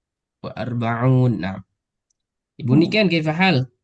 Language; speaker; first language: Arabic; non-native, fluent; Indonesian